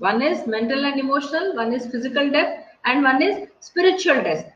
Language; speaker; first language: English; non-native, local second language; Telugu